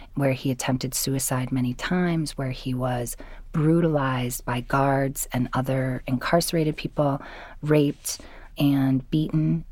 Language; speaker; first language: English; native; English